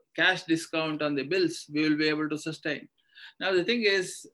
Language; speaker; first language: English; non-native, local second language; Kannada